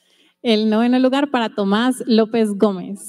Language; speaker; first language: Spanish; native; Spanish